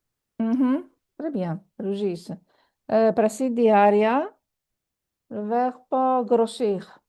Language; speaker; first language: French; non-native, fluent; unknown